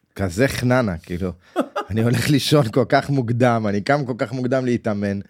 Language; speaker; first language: Hebrew; native; Hebrew